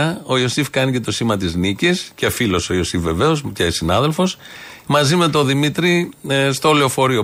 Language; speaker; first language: Greek; native; Greek